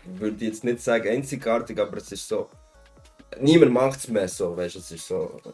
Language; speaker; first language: German; native; German